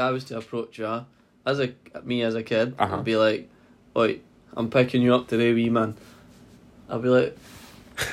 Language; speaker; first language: English; native; English